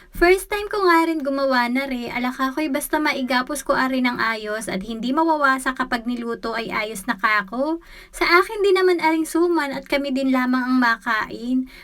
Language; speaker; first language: Filipino; native; Filipino